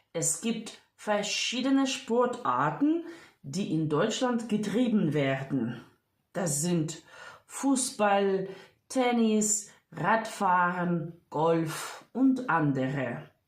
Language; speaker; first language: German; non-native, fluent; Ukrainian